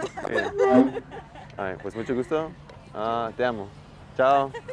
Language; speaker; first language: Spanish; early bilingual, heritage; Spanish